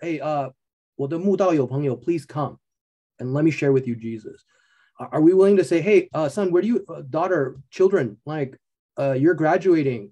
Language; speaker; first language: English; early bilingual, other home language; Chinese